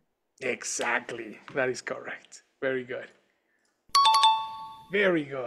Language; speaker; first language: English; non-native, fluent; Spanish